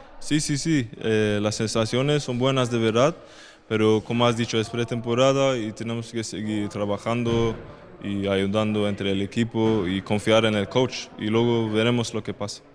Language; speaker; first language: Spanish; non-native, fluent; Swedish